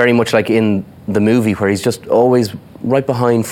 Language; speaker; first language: English; native; English